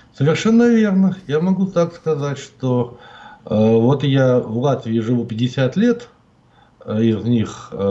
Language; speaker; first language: Russian; native; Russian